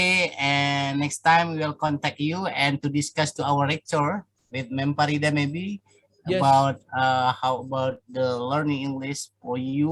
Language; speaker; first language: English; non-native, fluent; Indonesian